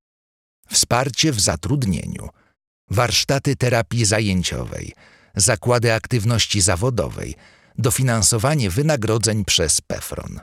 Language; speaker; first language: Polish; native; Polish